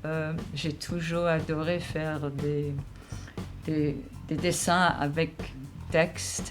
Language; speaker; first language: French; non-native, fluent; English